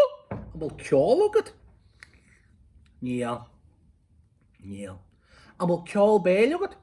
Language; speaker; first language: Irish; non-native, local second language; English